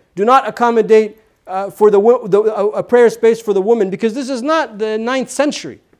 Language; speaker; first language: English; native; English